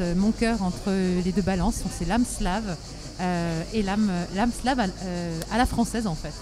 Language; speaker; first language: French; non-native, fluent; Polish